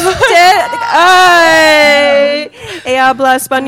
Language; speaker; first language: Spanish; non-native, learner; English